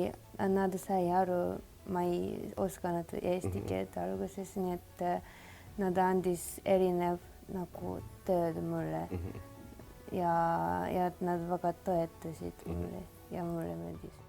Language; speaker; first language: Estonian; non-native, learner; Japanese